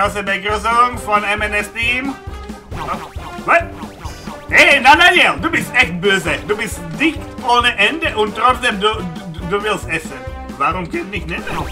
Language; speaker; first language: German; non-native, learner; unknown